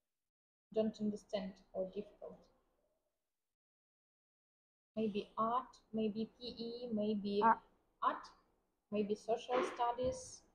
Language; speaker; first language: English; non-native, fluent; Vietnamese